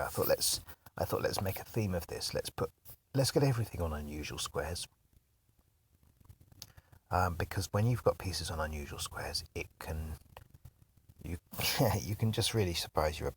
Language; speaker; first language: English; native; English